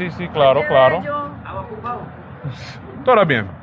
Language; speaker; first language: Spanish; non-native, learner; English